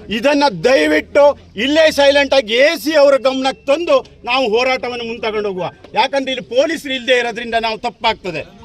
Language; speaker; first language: Kannada; native; Kannada